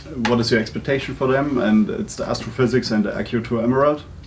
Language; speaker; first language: English; non-native, fluent; German